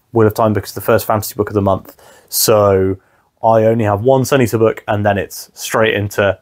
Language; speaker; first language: English; native; English